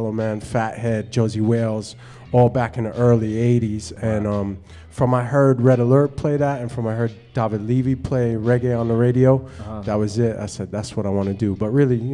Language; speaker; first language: English; native; English